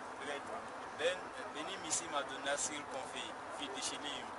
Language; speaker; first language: Turkish; non-native, learner; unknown